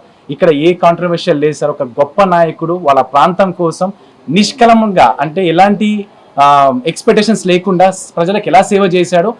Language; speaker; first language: Telugu; native; Telugu